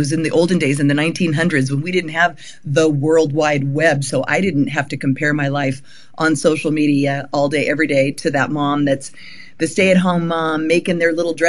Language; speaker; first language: English; native; English